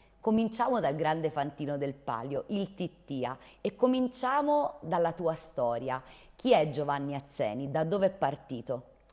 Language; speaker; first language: Italian; native; Italian